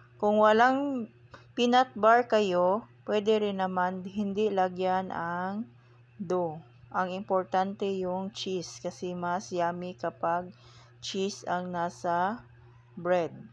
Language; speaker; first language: Filipino; non-native, local second language; Cebuano